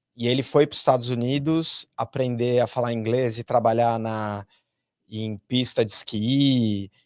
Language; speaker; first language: Portuguese; native; Portuguese